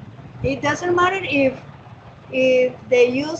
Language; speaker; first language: English; non-native, fluent; Spanish